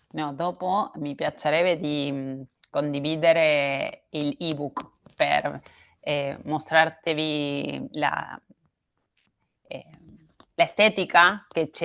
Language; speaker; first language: Italian; non-native, learner; Spanish